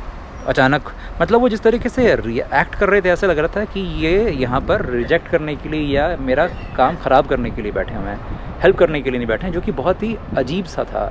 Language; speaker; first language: Hindi; native; Hindi